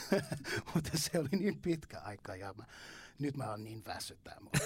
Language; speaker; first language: Finnish; non-native, learner; English